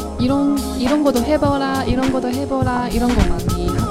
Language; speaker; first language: Korean; non-native, fluent; Chinese